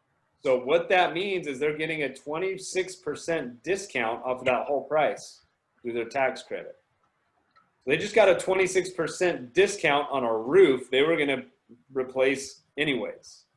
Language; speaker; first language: English; native; English